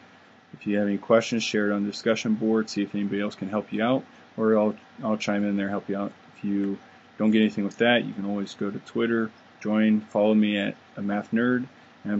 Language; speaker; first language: English; native; English